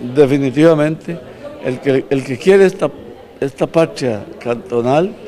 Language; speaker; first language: Spanish; native; Spanish